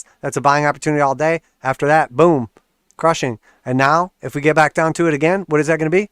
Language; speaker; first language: English; native; English